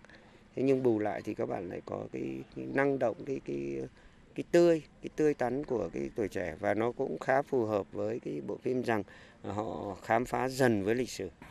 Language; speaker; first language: Vietnamese; native; Vietnamese